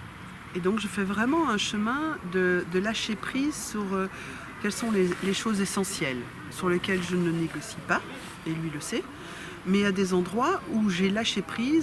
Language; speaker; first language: French; native; French